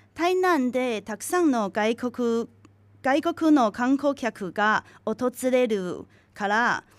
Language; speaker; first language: Japanese; non-native, fluent; Chinese